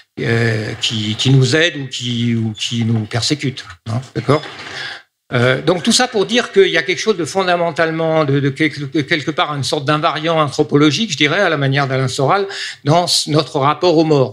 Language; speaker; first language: French; native; French